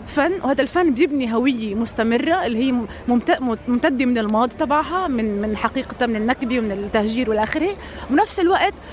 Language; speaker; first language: Arabic; native; Arabic